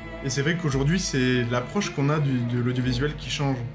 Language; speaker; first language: French; native; French